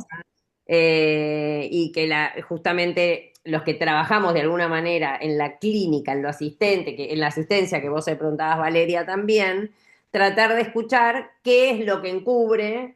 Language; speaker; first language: Spanish; native; Spanish